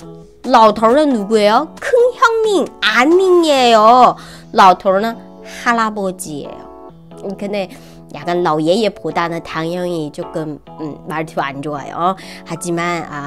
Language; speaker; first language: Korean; non-native, fluent; Chinese